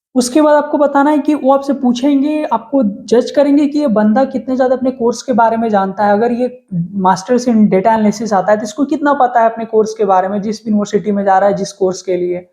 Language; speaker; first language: Hindi; native; Hindi